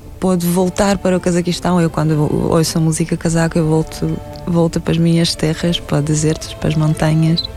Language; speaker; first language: Portuguese; non-native, fluent; Russian